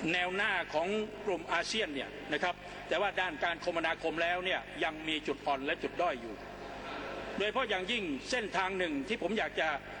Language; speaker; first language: Thai; non-native, local second language; Pattani Malay